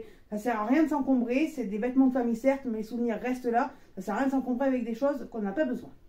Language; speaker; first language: French; native; French